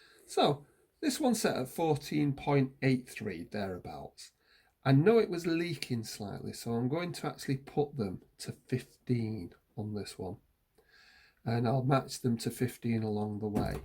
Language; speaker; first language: English; native; English